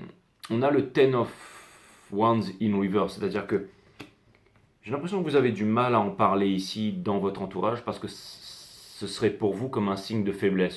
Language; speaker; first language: French; native; French